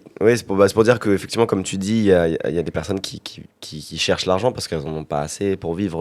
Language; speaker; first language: French; native; French